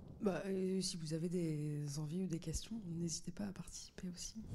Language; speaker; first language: French; native; French